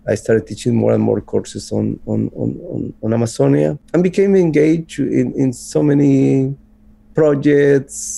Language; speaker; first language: English; non-native, fluent; Spanish